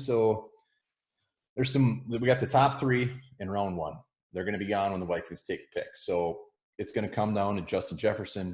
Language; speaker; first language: English; native; English